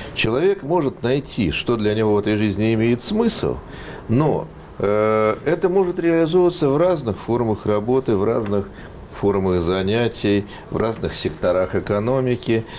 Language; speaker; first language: Russian; native; Russian